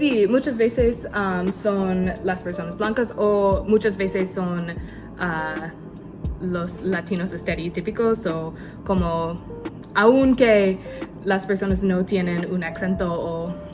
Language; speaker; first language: Spanish; non-native, learner; English